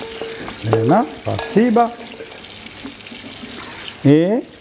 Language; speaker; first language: Russian; non-native, learner; French